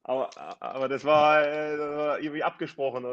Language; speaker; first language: German; native; German